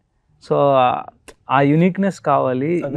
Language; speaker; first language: Telugu; native; Telugu